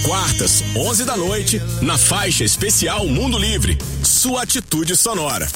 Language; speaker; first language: Portuguese; native; Portuguese